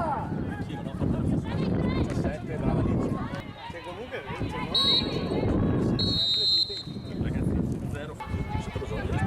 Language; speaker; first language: Italian; native; Italian